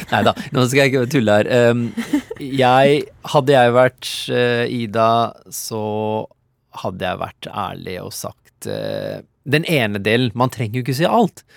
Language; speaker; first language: Norwegian; early bilingual, other home language; Urdu